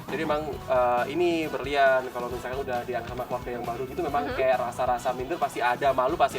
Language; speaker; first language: Indonesian; native; Indonesian